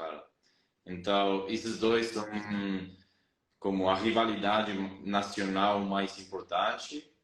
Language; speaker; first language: Portuguese; non-native, fluent; Spanish